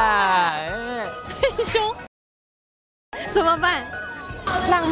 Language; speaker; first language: Chinese; native; Chinese